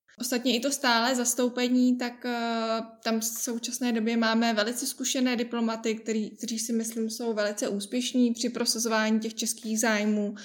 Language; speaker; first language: Czech; native; Czech